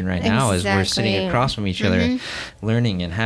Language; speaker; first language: English; native; English